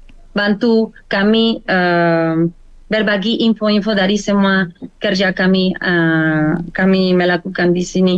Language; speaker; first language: Indonesian; non-native, learner; Spanish